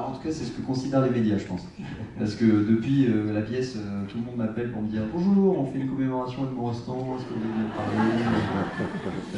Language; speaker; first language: French; native; French